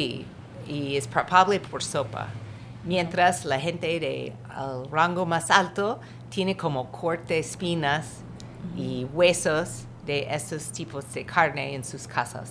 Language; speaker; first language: Spanish; non-native, fluent; English